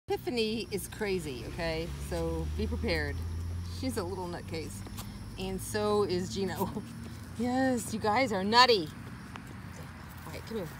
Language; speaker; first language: English; native; English